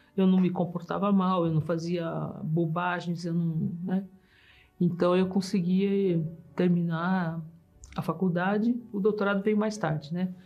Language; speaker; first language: Portuguese; early bilingual, other home language; German